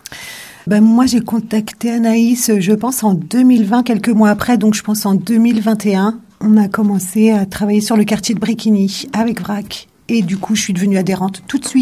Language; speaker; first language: French; native; French